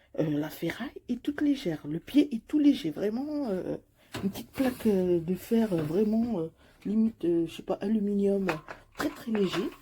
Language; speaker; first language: French; non-native, fluent; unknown